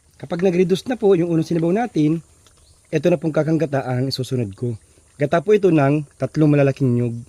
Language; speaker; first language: Filipino; non-native, local second language; Bikol